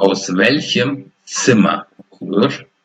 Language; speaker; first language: German; non-native, fluent; Turkish